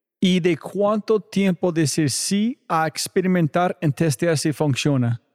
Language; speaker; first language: Spanish; non-native, learner; English